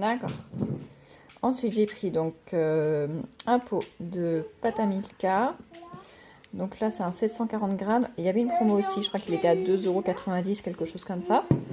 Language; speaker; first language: French; native; French